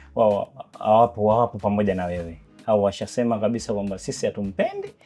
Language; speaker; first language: Swahili; native; Swahili